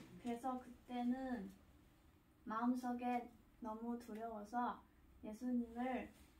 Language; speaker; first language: Korean; non-native, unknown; Chinese